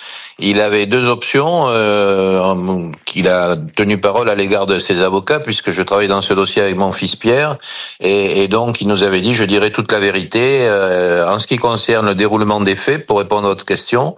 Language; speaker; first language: French; native; French